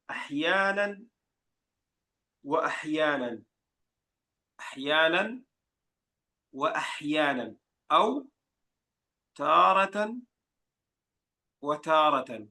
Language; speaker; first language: Arabic; non-native, fluent; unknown